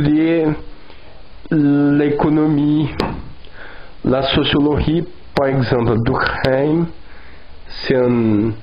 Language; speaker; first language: French; non-native, learner; Portuguese